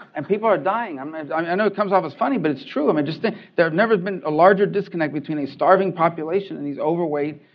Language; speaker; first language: English; early bilingual, other home language; Spanish